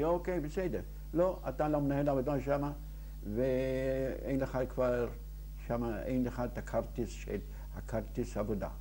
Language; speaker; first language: Hebrew; non-native, fluent; Yiddish